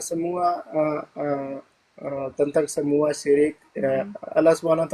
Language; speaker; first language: Indonesian; non-native, learner; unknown